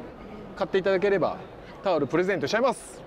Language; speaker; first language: Japanese; native; Japanese